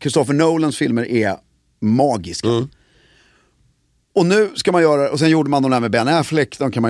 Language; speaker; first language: Swedish; native; Swedish